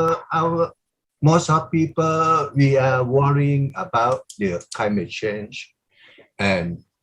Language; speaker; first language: English; non-native, learner; Thai